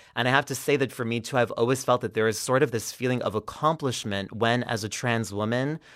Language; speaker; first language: English; native; English